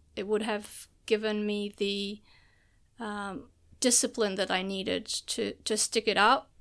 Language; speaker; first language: English; non-native, fluent; Albanian